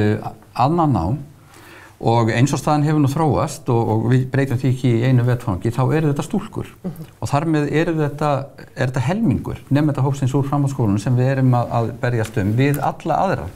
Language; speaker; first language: Icelandic; native; Icelandic